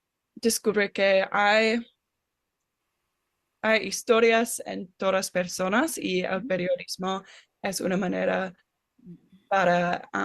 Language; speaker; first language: Spanish; non-native, fluent; English